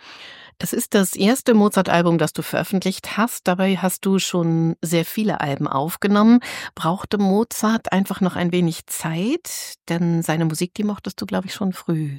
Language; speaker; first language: German; native; German